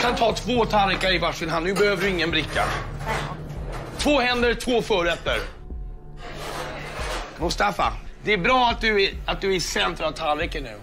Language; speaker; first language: Swedish; native; Swedish